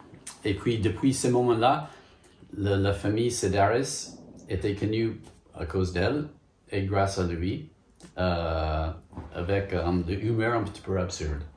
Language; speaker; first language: French; non-native, fluent; English